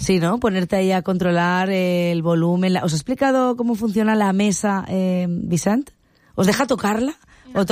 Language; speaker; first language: Spanish; native; Spanish